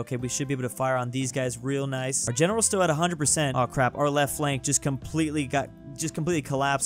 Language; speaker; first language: English; native; English